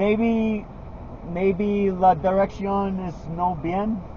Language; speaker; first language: Spanish; non-native, learner; English